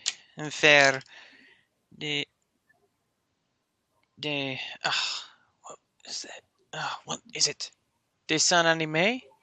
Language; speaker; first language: French; non-native, learner; English